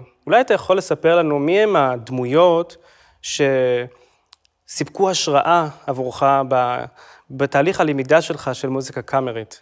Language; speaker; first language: Hebrew; native; Hebrew